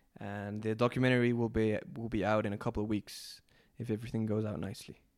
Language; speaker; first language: English; non-native, fluent; Spanish